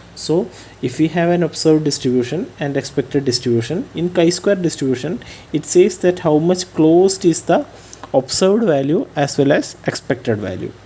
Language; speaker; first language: English; non-native, local second language; Malayalam